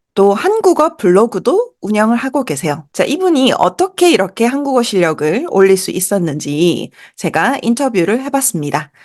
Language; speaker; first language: Korean; native; Korean